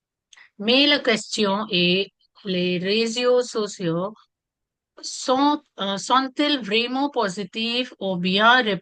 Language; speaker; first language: French; non-native, learner; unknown